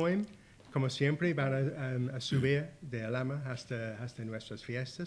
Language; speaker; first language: Spanish; non-native, learner; English